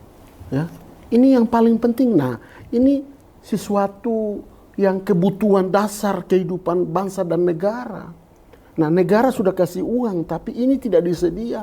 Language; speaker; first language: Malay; non-native, local second language; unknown